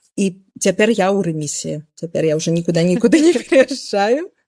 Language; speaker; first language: Belarusian; native; Belarusian